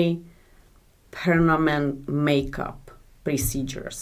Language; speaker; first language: English; non-native, learner; Czech